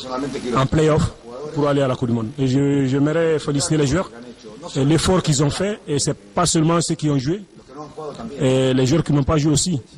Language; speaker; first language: French; non-native, fluent; Spanish